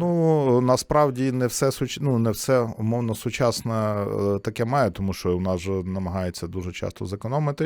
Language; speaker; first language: Ukrainian; native; Ukrainian